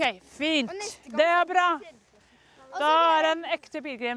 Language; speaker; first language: Norwegian; non-native, fluent; English